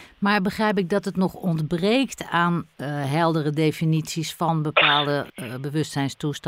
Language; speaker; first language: Dutch; native; Dutch